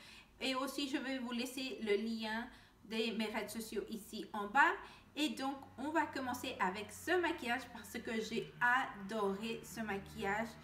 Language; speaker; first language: French; non-native, learner; Spanish